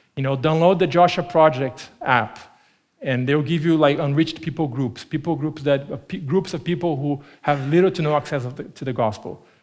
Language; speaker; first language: English; non-native, fluent; Portuguese